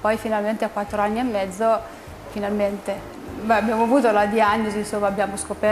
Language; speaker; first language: Italian; native; Italian